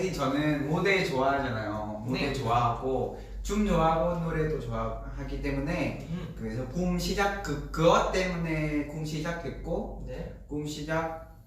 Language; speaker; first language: Korean; non-native, fluent; Vietnamese